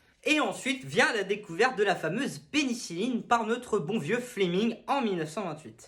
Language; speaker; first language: French; native; French